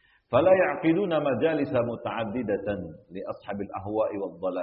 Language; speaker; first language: Arabic; non-native, fluent; Indonesian